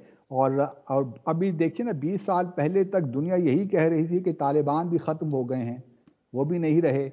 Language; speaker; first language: Urdu; native; Urdu